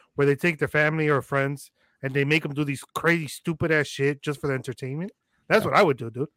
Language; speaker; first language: English; early bilingual, other home language; Spanish